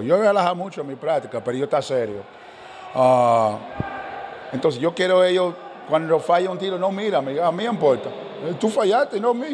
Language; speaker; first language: Spanish; non-native, learner; English